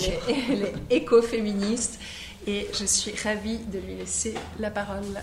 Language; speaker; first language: French; native; French